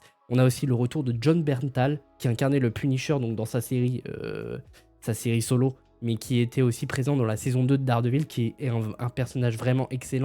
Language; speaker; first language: French; native; French